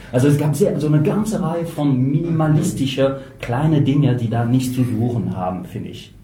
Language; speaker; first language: German; non-native, fluent; French